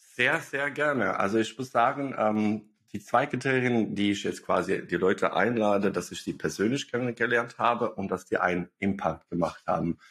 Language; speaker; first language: German; non-native, fluent; Bosnian